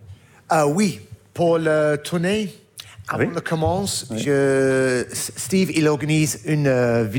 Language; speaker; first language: French; non-native, learner; English